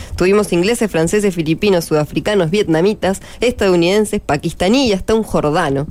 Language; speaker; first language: Spanish; native; Spanish